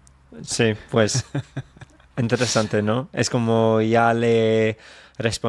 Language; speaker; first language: Spanish; non-native, fluent; English